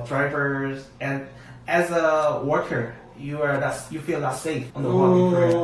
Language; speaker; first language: English; non-native, learner; Korean